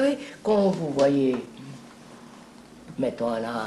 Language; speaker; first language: French; non-native, fluent; Telugu